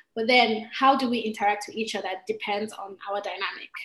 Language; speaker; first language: English; non-native, local second language; Igbo